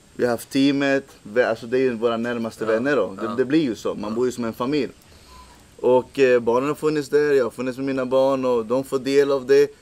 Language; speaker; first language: Swedish; early bilingual, other home language; Spanish